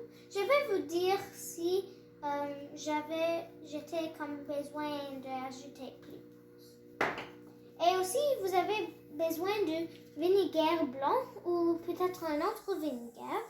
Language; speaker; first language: French; non-native, learner; English